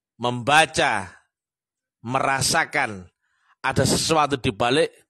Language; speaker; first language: Indonesian; non-native, local second language; Javanese